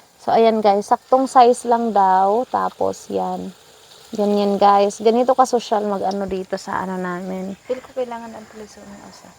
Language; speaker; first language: Filipino; non-native, local second language; Hiligaynon